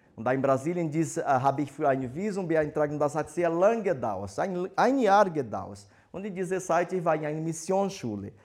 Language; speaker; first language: German; non-native, fluent; Portuguese